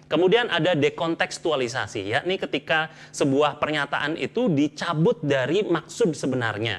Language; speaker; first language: Indonesian; native; Indonesian